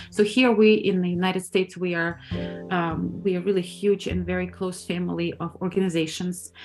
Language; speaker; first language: English; non-native, fluent; Ukrainian